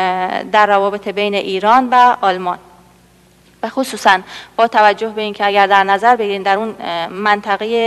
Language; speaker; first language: Persian; native; Persian